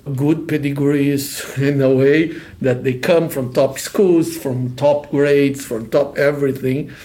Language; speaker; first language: English; non-native, fluent; Portuguese